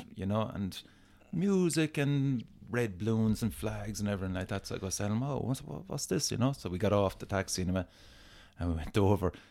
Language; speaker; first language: English; native; English